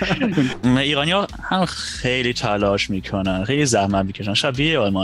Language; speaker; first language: Persian; non-native, fluent; German